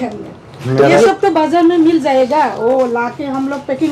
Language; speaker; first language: Hindi; non-native, local second language; Assamese